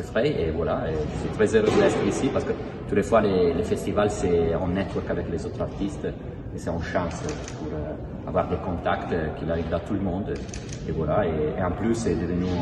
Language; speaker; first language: French; non-native, fluent; Italian